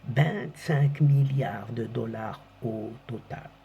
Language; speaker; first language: French; non-native, local second language; Arabic